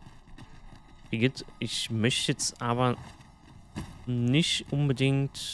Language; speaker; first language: German; native; German